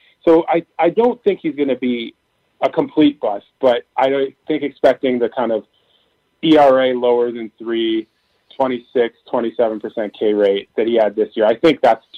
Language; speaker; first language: English; native; English